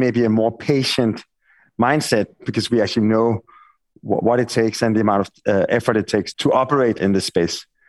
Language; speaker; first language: English; non-native, fluent; Danish